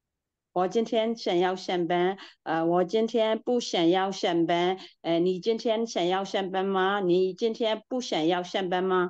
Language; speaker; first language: Chinese; non-native, learner; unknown